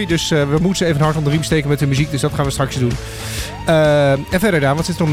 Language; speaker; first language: Dutch; native; Dutch